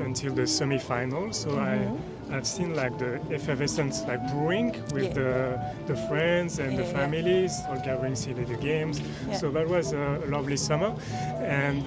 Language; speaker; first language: English; non-native, fluent; French